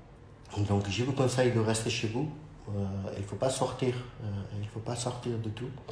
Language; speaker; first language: French; non-native, learner; Urdu